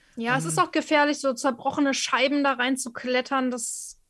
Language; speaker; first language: German; native; German